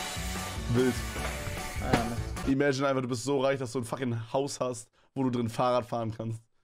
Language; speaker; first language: German; native; German